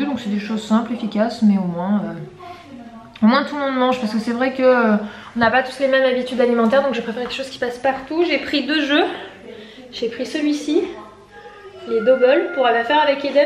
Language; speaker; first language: French; native; French